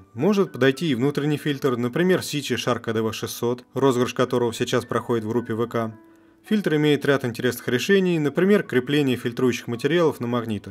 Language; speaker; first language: Russian; native; Russian